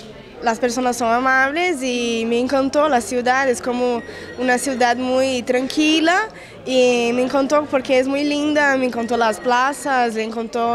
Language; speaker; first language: Spanish; non-native, learner; Portuguese